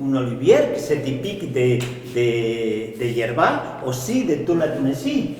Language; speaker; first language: French; non-native, fluent; Spanish